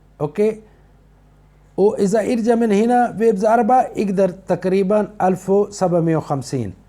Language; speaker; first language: Arabic; non-native, learner; Urdu